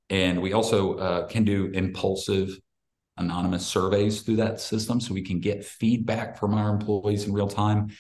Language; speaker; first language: English; native; English